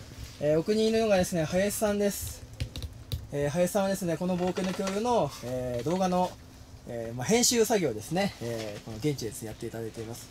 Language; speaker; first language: Japanese; native; Japanese